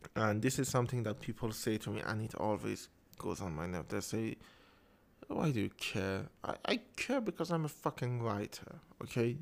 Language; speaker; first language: English; non-native, fluent; Persian